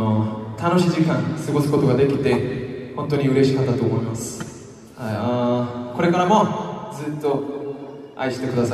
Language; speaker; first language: Japanese; non-native, fluent; Korean